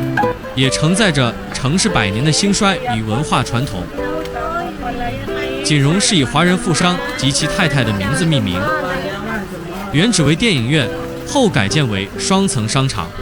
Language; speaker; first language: Chinese; native; Chinese